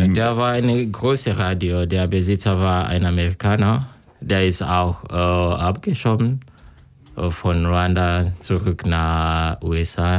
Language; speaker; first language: German; non-native, learner; Kinyarwanda